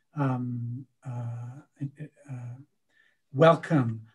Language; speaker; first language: English; native; English